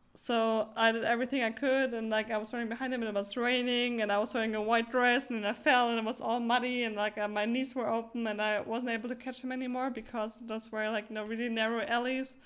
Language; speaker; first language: English; non-native, fluent; German